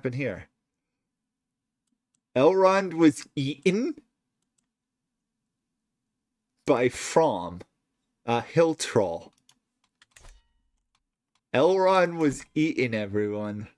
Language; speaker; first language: English; native; English